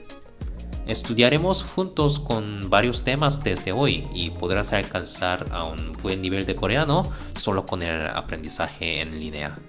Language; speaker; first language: Spanish; non-native, fluent; Korean